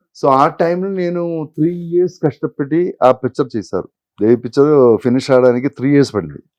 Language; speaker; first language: Telugu; non-native, fluent; Malayalam